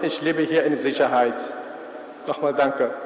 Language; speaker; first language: German; non-native, fluent; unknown